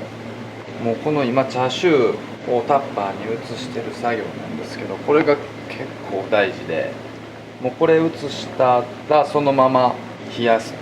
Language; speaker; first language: Japanese; native; Japanese